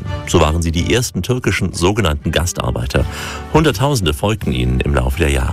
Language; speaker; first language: German; native; German